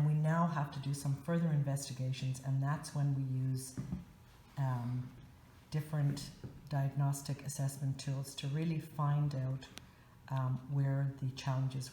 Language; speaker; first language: English; native; English